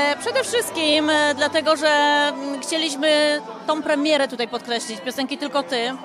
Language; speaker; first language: Polish; native; Polish